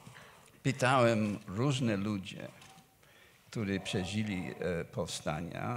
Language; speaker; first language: Polish; non-native, fluent; English